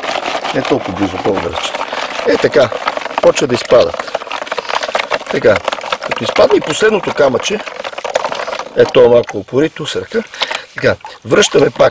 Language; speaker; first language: Bulgarian; native; Bulgarian